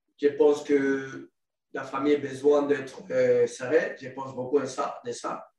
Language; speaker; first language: French; non-native, learner; Spanish